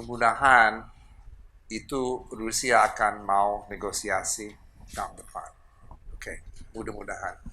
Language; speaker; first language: Indonesian; non-native, fluent; English